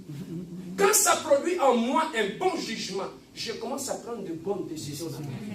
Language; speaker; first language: French; non-native, local second language; Lingala